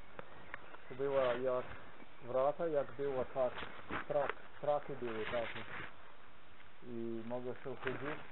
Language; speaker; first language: Polish; non-native, learner; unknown